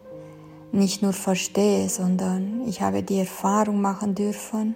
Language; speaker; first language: German; non-native, fluent; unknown